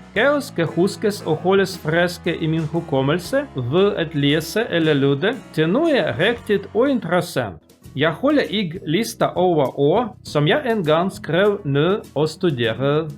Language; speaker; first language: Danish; non-native, learner; Russian